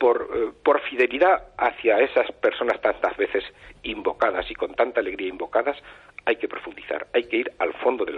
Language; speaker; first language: Spanish; native; Spanish